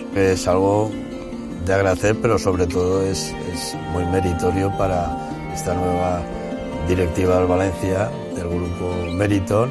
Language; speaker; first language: Spanish; native; Spanish